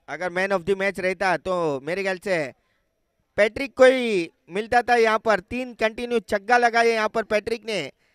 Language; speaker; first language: Hindi; non-native, local second language; Marathi